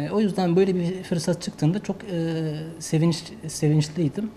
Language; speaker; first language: Turkish; non-native, fluent; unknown